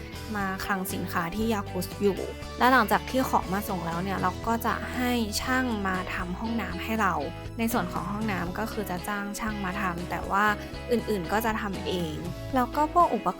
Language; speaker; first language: Thai; native; Thai